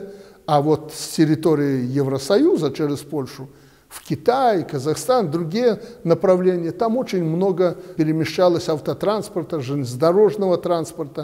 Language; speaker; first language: Russian; native; Russian